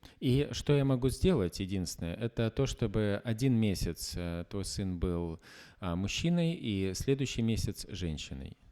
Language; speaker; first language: Russian; native; Russian